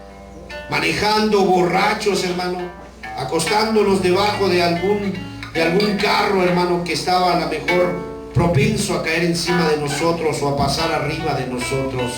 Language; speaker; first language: Spanish; native; Spanish